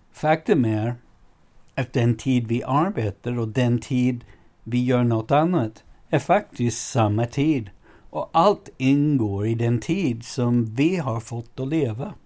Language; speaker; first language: Swedish; non-native, fluent; English